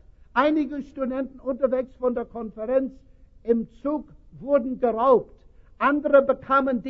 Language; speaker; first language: German; non-native, fluent; English